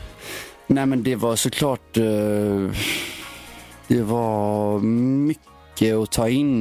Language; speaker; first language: Swedish; native; Swedish